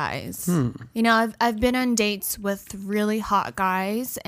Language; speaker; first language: English; native; English